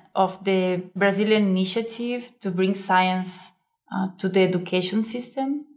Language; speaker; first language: English; non-native, fluent; Portuguese